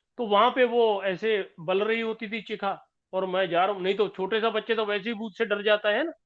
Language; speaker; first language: Hindi; non-native, local second language; Punjabi